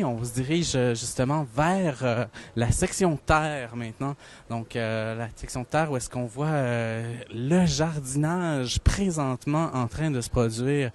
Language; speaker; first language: French; native; French